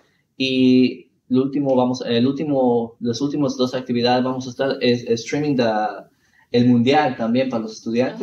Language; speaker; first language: Spanish; early bilingual, heritage; Spanish